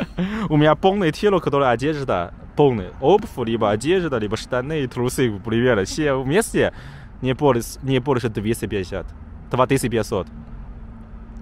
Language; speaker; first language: Russian; non-native, learner; Chinese